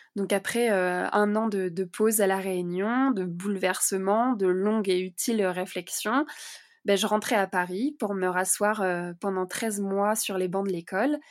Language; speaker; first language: French; native; French